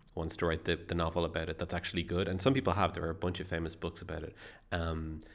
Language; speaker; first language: English; native; English